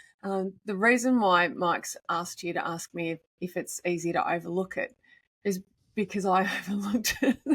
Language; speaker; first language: English; native; English